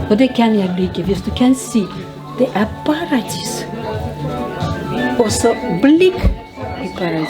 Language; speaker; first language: Danish; non-native, learner; Russian